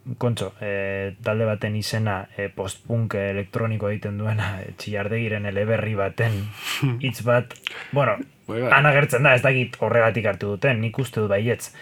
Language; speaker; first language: Basque; non-native, local second language; Spanish